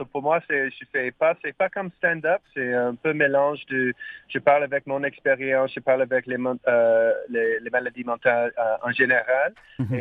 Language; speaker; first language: French; non-native, learner; English